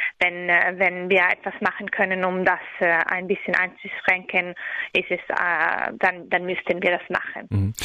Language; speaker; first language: German; non-native, learner; Italian